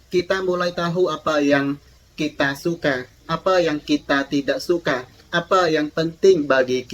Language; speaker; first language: Indonesian; non-native, fluent; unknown